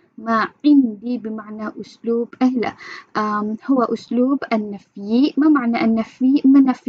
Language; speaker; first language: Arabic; non-native, fluent; Malay